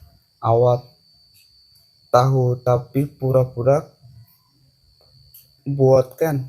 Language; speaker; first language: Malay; non-native, learner; Bangla